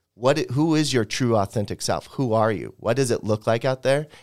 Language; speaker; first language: English; native; English